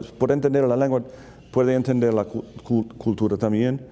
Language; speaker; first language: Spanish; non-native, fluent; English